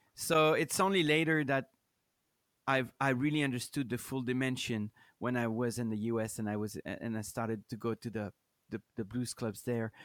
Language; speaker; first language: English; non-native, fluent; French